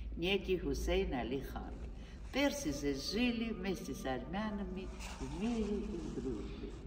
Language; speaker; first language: Russian; non-native, fluent; Armenian